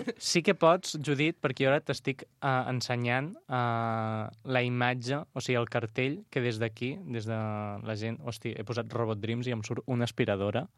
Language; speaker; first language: Catalan; non-native, local second language; Spanish